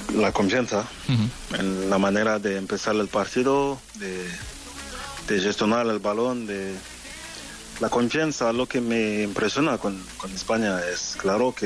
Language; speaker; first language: Spanish; non-native, fluent; French